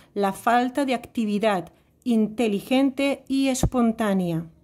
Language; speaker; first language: Spanish; native; Spanish